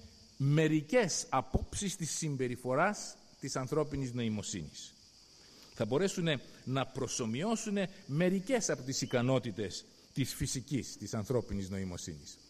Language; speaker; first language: Greek; native; Greek